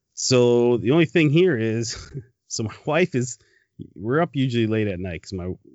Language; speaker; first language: English; native; English